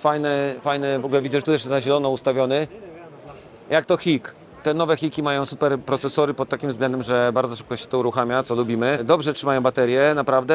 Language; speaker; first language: Polish; native; Polish